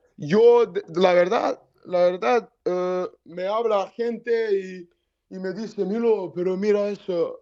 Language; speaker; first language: Spanish; non-native, learner; Serbian